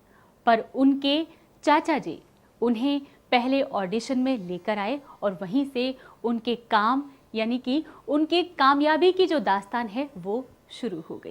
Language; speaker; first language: Hindi; native; Hindi